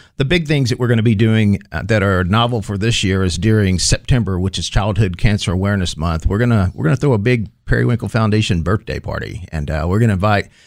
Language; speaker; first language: English; native; English